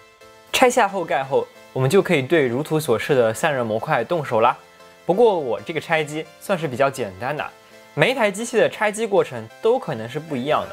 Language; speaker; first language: Chinese; native; Chinese